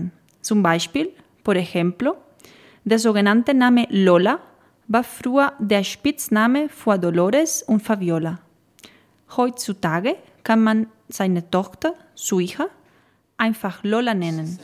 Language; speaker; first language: German; non-native, fluent; Spanish